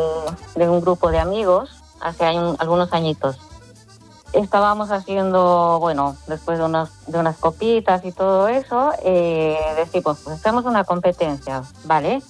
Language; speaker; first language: Spanish; native; Spanish